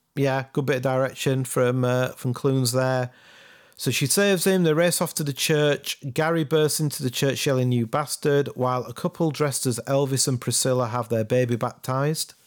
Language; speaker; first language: English; native; English